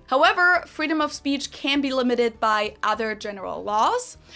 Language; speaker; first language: English; non-native, fluent; German